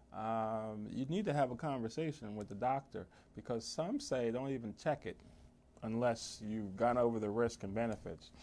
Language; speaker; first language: English; native; English